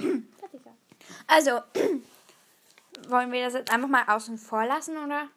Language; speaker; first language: German; native; German